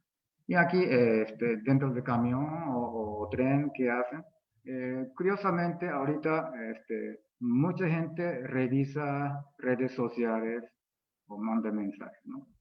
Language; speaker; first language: Spanish; non-native, fluent; Japanese